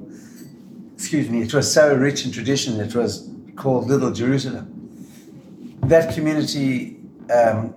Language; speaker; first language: English; native; English